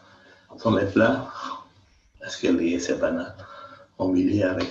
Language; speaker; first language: French; non-native, fluent; Portuguese